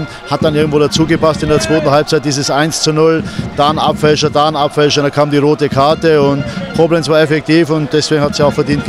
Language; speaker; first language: German; native; German